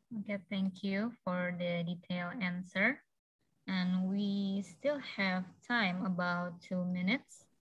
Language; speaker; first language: English; non-native, fluent; Indonesian